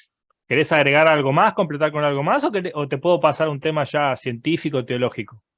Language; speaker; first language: Spanish; native; Spanish